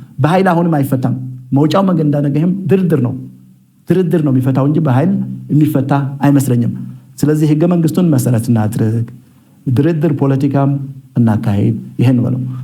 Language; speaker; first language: Amharic; non-native, local second language; Tigrinya